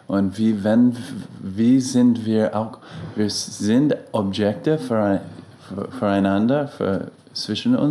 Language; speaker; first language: German; non-native, learner; English